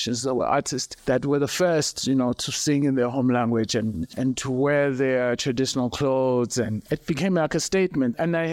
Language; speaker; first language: English; non-native, local second language; Xhosa